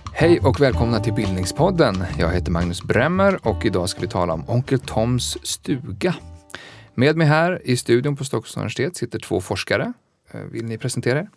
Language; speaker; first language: Swedish; native; Swedish